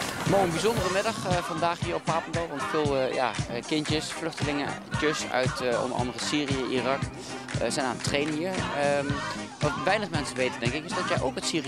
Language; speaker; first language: Dutch; native; Dutch